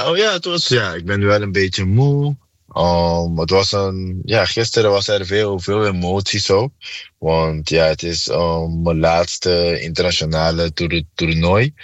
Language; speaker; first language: Dutch; non-native, fluent; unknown